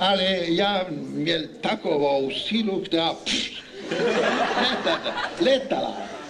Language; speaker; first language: Czech; non-native, learner; Italian